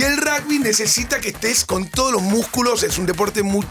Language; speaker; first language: Spanish; native; Spanish